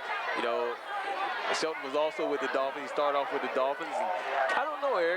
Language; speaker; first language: English; native; English